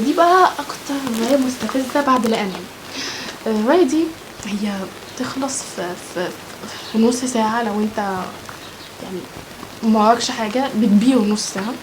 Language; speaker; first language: Arabic; native; Arabic